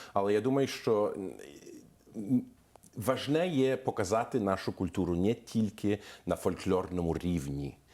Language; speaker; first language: Ukrainian; early bilingual, heritage; Ukrainian